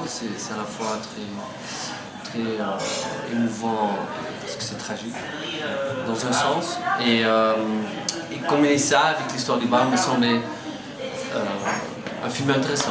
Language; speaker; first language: French; non-native, fluent; Dutch